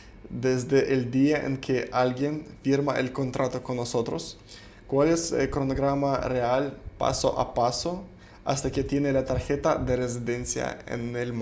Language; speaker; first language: Spanish; non-native, fluent; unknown